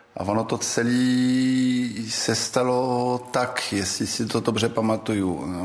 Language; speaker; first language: Czech; early bilingual, heritage; Czech